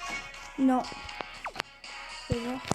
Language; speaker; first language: French; native; French